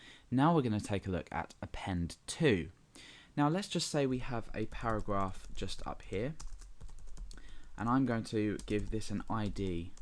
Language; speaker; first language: English; native; English